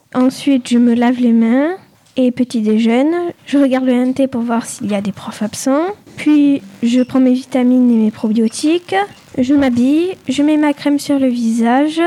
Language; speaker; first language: French; native; French